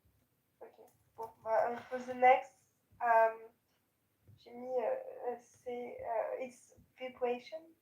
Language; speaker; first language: English; non-native, learner; French